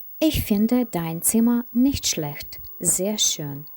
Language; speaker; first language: German; non-native, fluent; Ukrainian